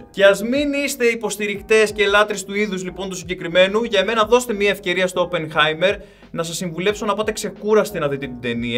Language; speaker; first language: Greek; native; Greek